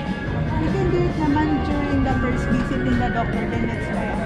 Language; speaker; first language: English; non-native, local second language; Filipino